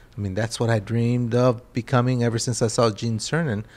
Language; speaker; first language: English; early bilingual, other home language; Spanish